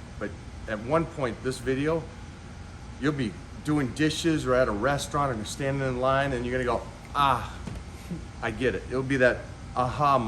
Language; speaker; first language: English; native; English